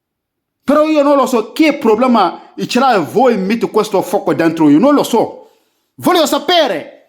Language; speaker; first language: Italian; non-native, learner; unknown